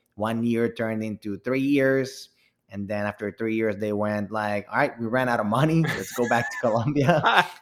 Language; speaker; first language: English; early bilingual, other home language; Spanish